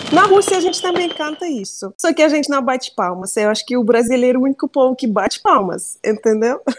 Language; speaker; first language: Portuguese; non-native, fluent; Russian